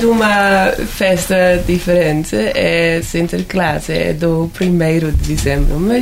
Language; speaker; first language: Portuguese; non-native, fluent; Dutch